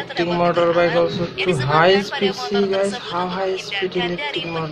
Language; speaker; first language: English; non-native, learner; Bangla